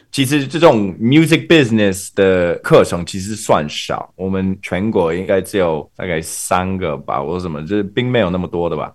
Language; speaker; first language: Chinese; early bilingual, heritage; Chinese